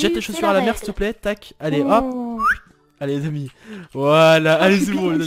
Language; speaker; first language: French; native; French